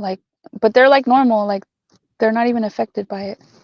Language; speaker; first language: English; native; English